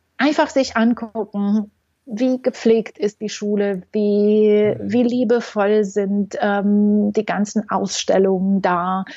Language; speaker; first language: German; non-native, fluent; Romanian